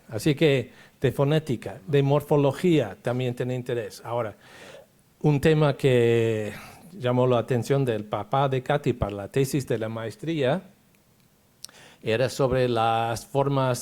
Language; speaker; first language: Spanish; non-native, fluent; English